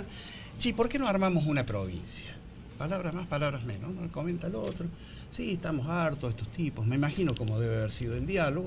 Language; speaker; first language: Spanish; native; Spanish